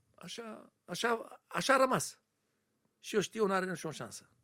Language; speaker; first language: Romanian; non-native, learner; Hebrew